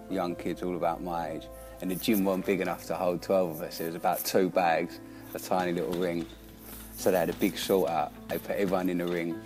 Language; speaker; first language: English; native; English